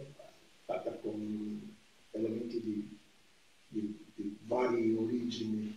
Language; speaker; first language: Italian; non-native, fluent; Portuguese